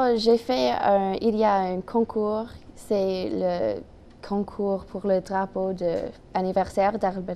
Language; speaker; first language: French; non-native, local second language; English